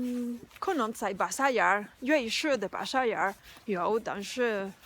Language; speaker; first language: Chinese; non-native, learner; Spanish